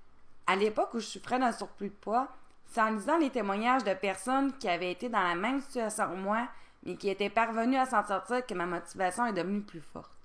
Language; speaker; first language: French; native; French